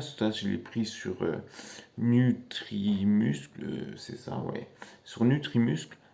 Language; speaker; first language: French; native; French